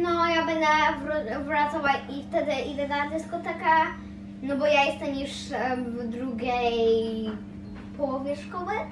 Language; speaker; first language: Polish; early bilingual, heritage; Polish